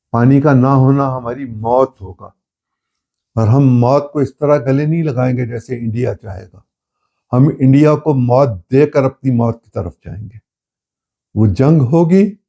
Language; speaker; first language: Urdu; non-native, local second language; Punjabi